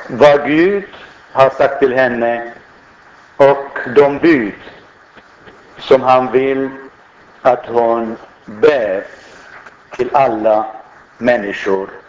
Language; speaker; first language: Swedish; non-native, fluent; Arabic